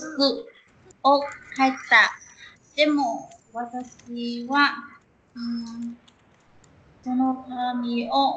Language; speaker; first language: Japanese; non-native, learner; Vietnamese